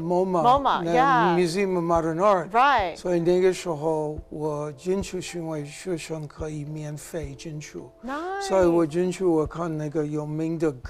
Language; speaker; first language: Chinese; non-native, learner; English